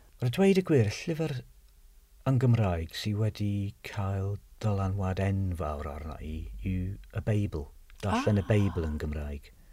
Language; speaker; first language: Welsh; non-native, fluent; English